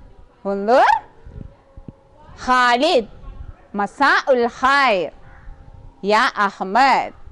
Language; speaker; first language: Arabic; non-native, fluent; Malayalam